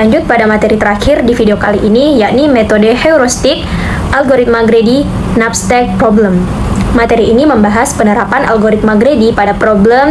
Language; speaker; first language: Indonesian; native; Indonesian